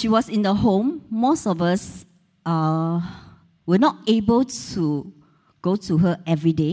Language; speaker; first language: English; non-native, local second language; Cantonese